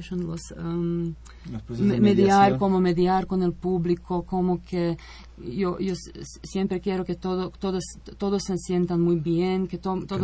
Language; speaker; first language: Spanish; non-native, fluent; Croatian